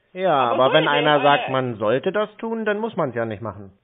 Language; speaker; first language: German; native; German